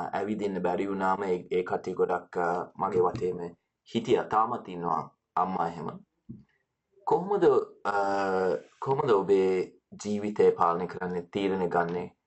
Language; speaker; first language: Sinhala; early bilingual, heritage; Sinhala